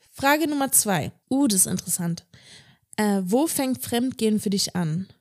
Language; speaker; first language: German; native; German